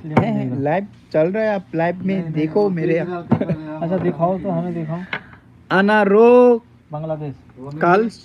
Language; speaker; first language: Hindi; non-native, learner; Bangla